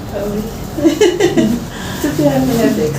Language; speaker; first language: French; non-native, learner; Malagasy